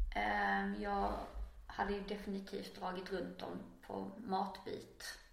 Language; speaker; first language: Swedish; native; Swedish